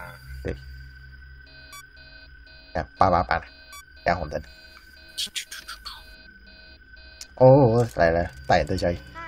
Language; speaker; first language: Chinese; native; Chinese